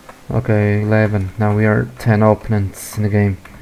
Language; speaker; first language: English; non-native, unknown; Portuguese